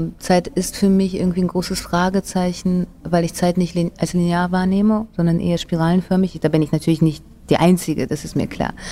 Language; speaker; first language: German; early bilingual, other home language; Russian